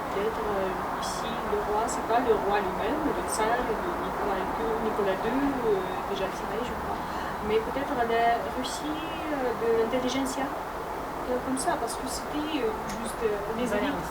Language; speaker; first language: French; non-native, fluent; Russian